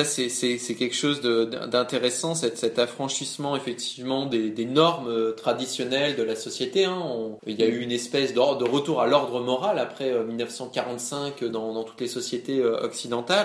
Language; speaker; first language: French; native; French